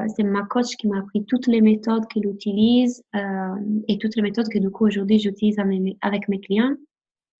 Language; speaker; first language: French; non-native, fluent; Italian